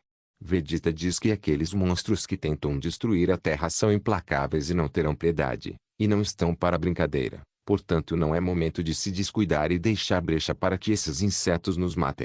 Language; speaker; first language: Portuguese; native; Portuguese